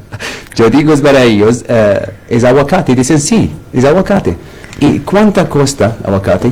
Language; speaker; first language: Spanish; non-native, learner; Arabic